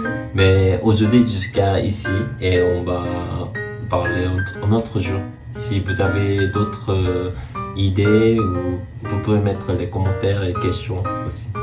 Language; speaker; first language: French; non-native, learner; Korean